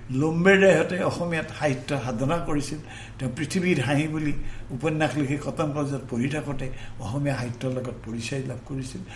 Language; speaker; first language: Assamese; native; Assamese